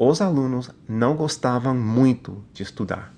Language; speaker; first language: Portuguese; non-native, fluent; English